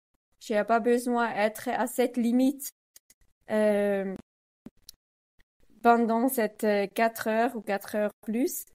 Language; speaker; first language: French; non-native, learner; Swiss German